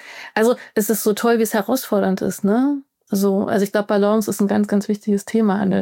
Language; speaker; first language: German; native; German